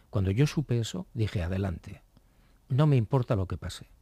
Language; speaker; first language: Spanish; native; Spanish